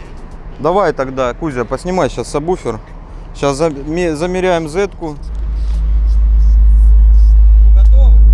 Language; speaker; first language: Russian; native; Russian